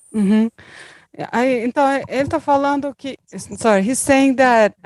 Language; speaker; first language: Portuguese; non-native, learner; Turkish